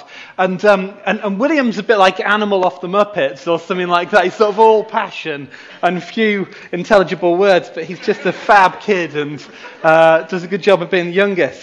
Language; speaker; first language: English; native; English